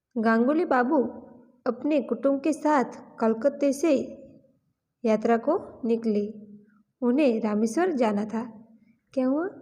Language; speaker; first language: Hindi; non-native, local second language; Gujarati